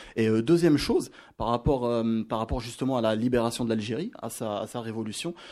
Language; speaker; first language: French; non-native, local second language; Arabic